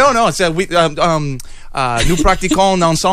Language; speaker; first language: French; non-native, learner; English